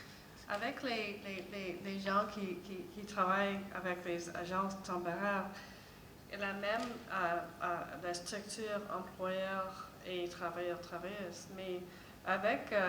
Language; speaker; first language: French; non-native, learner; English